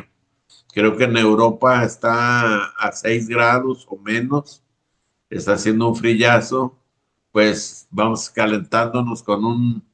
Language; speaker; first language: Spanish; native; Spanish